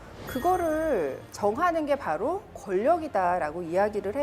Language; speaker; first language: Korean; native; Korean